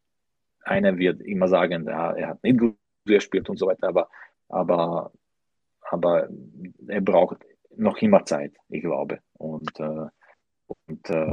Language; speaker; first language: German; non-native, learner; Slovak